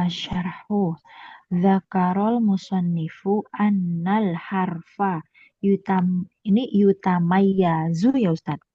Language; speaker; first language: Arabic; non-native, learner; Indonesian